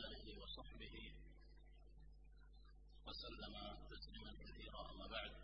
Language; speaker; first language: Arabic; non-native, fluent; Indonesian